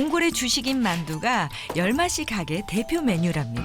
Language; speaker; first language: Korean; native; Korean